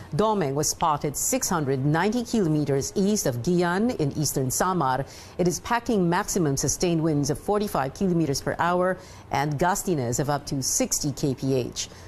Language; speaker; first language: English; non-native, local second language; Filipino